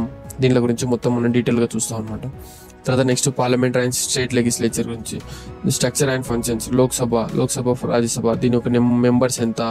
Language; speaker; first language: Telugu; native; Telugu